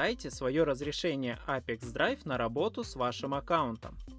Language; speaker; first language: Russian; native; Russian